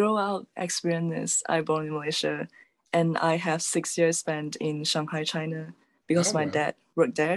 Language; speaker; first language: English; non-native, local second language; Chinese